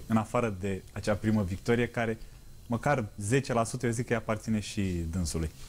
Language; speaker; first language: Romanian; native; Romanian